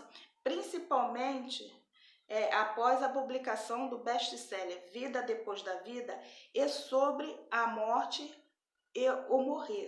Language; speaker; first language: Portuguese; native; Portuguese